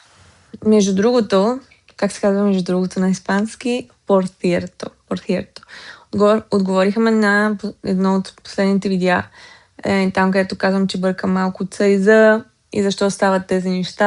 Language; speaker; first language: Bulgarian; early bilingual, heritage; Bulgarian